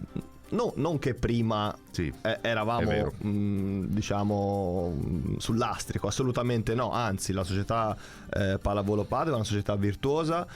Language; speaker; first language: Italian; native; Italian